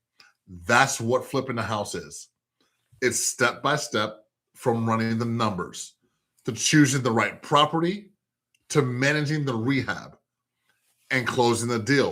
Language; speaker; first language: English; native; English